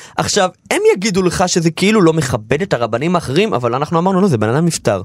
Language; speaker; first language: Hebrew; native; Hebrew